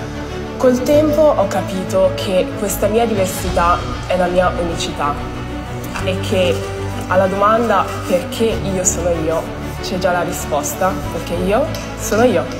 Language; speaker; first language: Italian; early bilingual, other home language; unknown